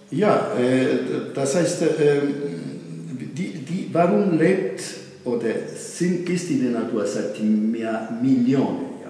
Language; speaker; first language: German; non-native, fluent; Italian